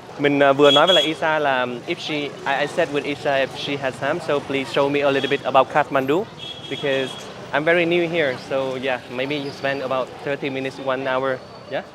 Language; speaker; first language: English; non-native, learner; Vietnamese